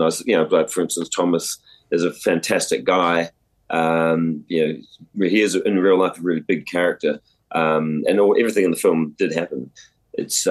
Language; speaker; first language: English; native; English